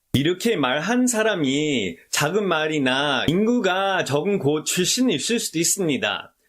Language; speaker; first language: Korean; non-native, fluent; English